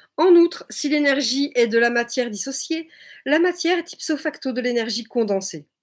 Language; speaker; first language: French; native; French